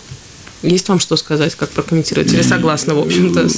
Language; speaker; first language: Russian; native; Russian